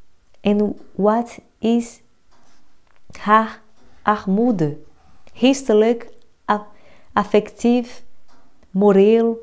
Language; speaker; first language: Dutch; non-native, fluent; Portuguese